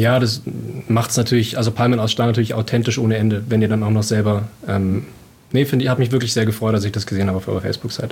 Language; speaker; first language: German; native; German